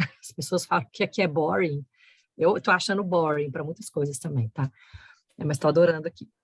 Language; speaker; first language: Portuguese; native; Portuguese